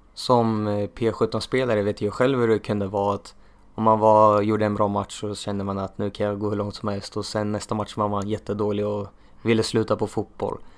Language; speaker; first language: Swedish; native; Swedish